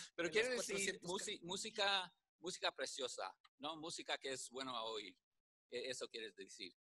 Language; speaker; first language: Spanish; early bilingual, heritage; Spanish